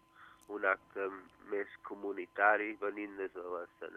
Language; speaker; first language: Catalan; early bilingual, heritage; Catalan